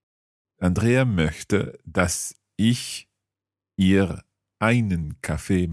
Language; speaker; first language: German; non-native, learner; English